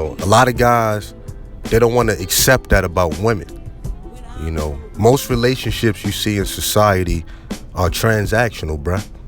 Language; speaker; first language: English; native; English